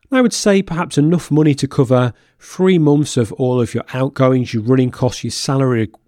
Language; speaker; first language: English; native; English